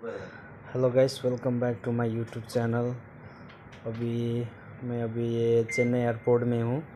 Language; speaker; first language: Hindi; non-native, local second language; Nepali